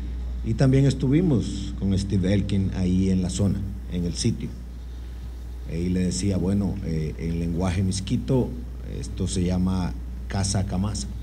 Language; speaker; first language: Spanish; native; Spanish